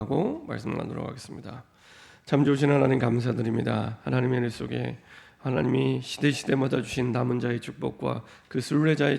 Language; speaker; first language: Korean; native; Korean